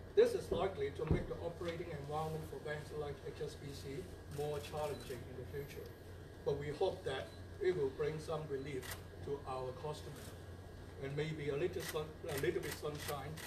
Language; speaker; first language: English; non-native, local second language; Cantonese